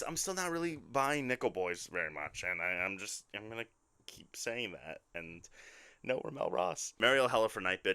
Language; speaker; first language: English; native; English